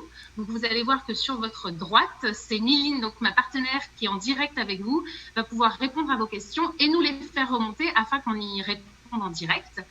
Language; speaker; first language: French; native; French